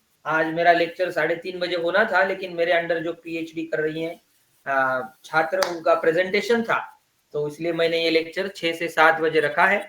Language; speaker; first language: Hindi; native; Hindi